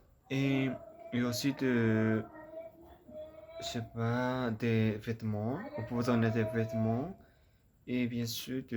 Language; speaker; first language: French; non-native, learner; Spanish